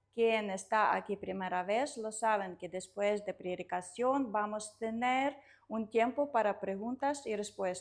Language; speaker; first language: Spanish; non-native, learner; Russian